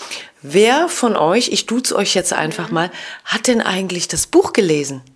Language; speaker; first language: German; native; German